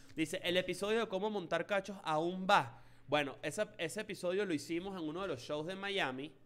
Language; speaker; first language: Spanish; native; Spanish